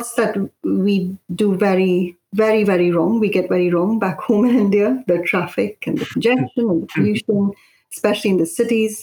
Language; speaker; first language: English; non-native, local second language; Malayalam